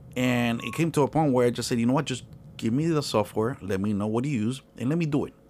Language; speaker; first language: English; early bilingual, other home language; Spanish